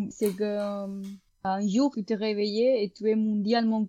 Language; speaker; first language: French; non-native, fluent; Spanish